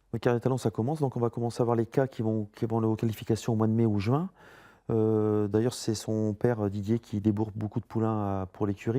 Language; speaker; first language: French; native; French